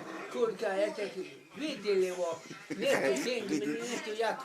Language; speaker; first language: Russian; non-native, learner; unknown